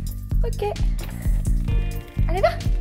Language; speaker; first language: French; native; French